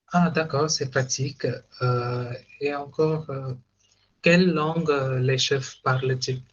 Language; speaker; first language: French; non-native, fluent; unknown